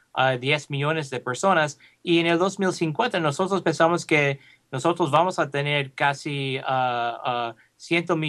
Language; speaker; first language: Spanish; early bilingual, heritage; Spanish